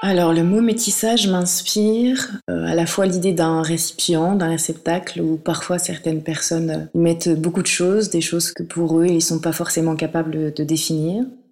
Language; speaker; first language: French; native; French